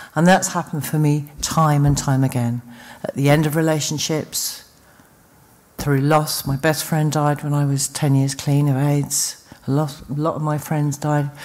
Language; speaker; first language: English; native; English